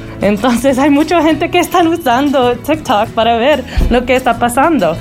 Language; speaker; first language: Spanish; early bilingual, heritage; Spanish